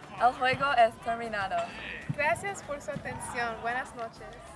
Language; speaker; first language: Spanish; non-native, learner; English